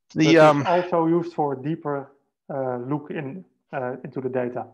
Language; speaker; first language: English; non-native, fluent; Dutch